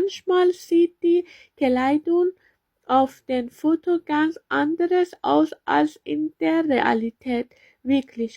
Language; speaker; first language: German; non-native, learner; Persian